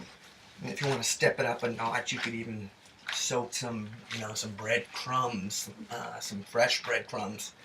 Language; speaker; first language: English; native; English